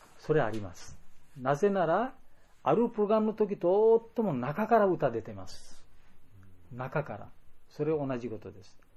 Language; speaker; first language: Japanese; non-native, learner; Bangla